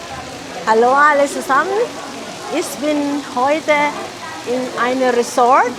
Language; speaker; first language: German; non-native, learner; Filipino